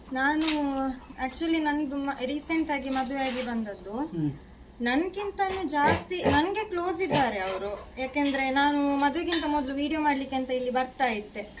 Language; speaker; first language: Kannada; non-native, local second language; Tulu